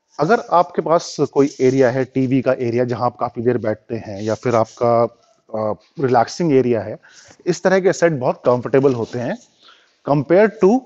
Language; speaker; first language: Hindi; native; Hindi